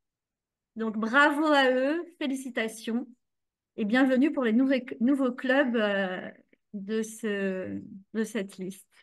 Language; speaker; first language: French; native; French